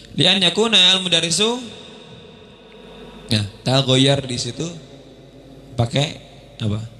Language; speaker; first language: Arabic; non-native, fluent; Indonesian